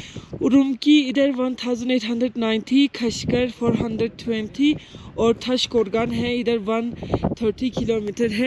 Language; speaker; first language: Hindi; non-native, fluent; Turkish